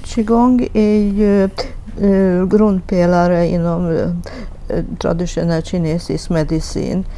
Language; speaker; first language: Swedish; non-native, fluent; Hungarian